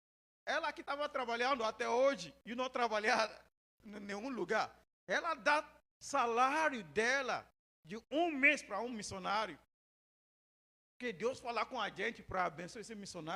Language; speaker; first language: Portuguese; non-native, learner; Yoruba